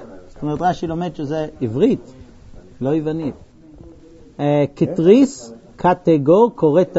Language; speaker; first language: Hebrew; native; Hebrew